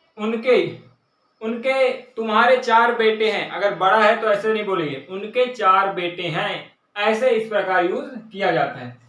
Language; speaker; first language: Hindi; native; Hindi